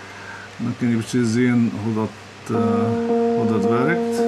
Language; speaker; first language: Dutch; non-native, fluent; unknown